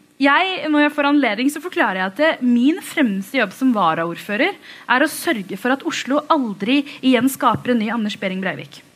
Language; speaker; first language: Norwegian; early bilingual, other home language; Tamil